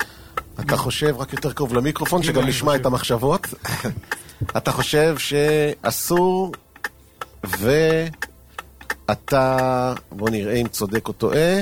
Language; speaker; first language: Hebrew; native; Hebrew